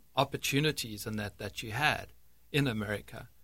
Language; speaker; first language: English; native; English